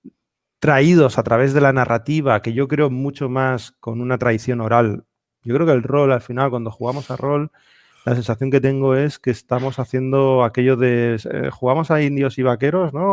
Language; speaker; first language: Spanish; native; Spanish